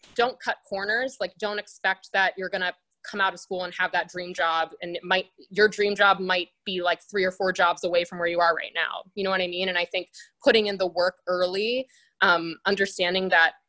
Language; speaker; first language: English; native; English